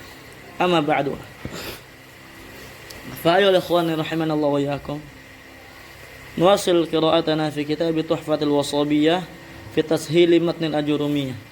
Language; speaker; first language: Arabic; non-native, fluent; Indonesian